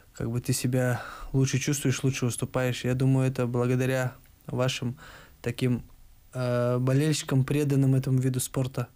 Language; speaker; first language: Russian; native; Russian